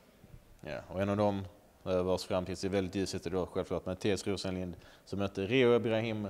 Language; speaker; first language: Swedish; native; Swedish